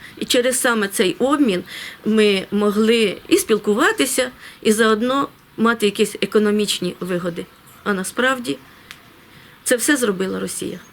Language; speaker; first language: Ukrainian; native; Ukrainian